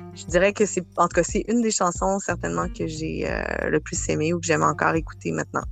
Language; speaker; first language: French; native; French